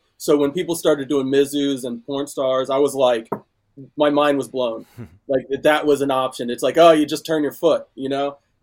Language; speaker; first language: English; native; English